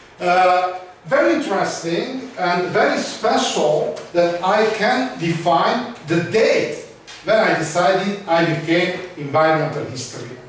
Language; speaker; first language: English; non-native, learner; Hungarian